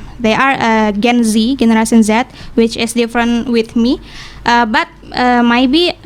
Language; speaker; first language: English; non-native, learner; Indonesian